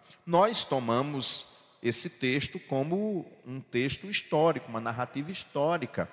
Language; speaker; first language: Portuguese; native; Portuguese